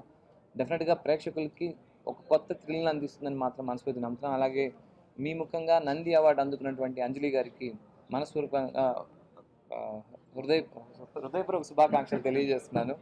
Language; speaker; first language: Telugu; native; Telugu